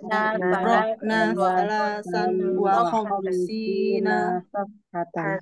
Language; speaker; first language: Arabic; non-native, learner; Indonesian